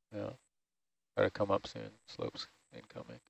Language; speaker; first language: English; native; English